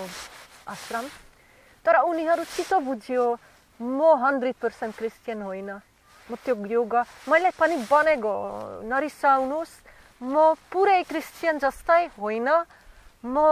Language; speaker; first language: Nepali; non-native, learner; Slovak